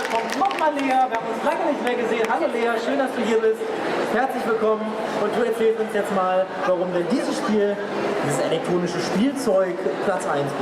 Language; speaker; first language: German; native; German